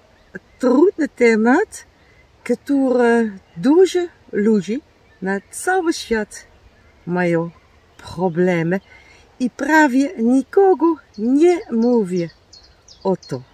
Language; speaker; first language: Polish; non-native, learner; Dutch